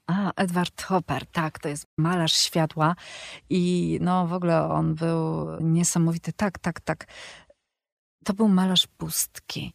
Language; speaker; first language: Polish; native; Polish